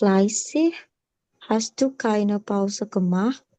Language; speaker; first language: German; non-native, learner; Indonesian